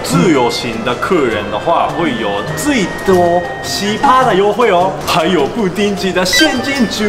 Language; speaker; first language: Chinese; non-native, learner; Japanese